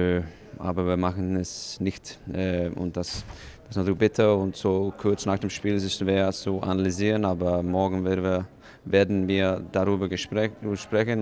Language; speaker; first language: German; non-native, fluent; Icelandic